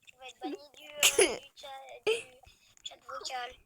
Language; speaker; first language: French; native; French